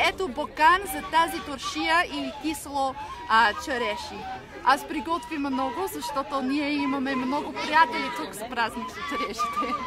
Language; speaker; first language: Bulgarian; non-native, learner; English